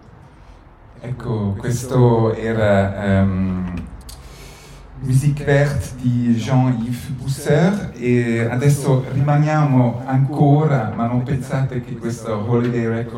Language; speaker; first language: Italian; native; Italian